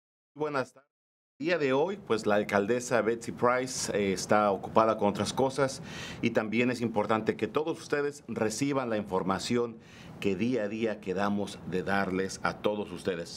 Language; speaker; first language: Spanish; native; Spanish